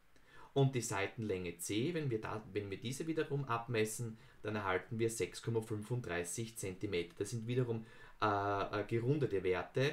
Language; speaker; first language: German; native; German